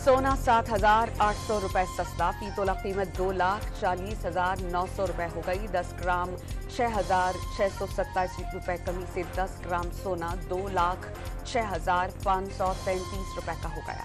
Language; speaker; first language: Urdu; native; Urdu